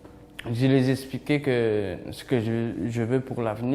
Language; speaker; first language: French; non-native, learner; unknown